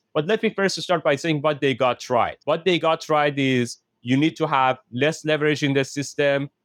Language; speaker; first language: English; non-native, fluent; Persian